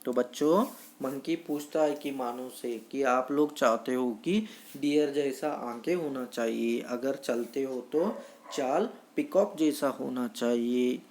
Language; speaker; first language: Hindi; non-native, local second language; Kannada